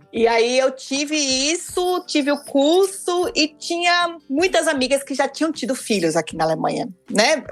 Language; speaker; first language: Portuguese; native; Portuguese